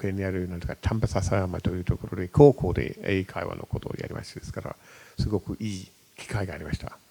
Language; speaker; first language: Japanese; non-native, fluent; English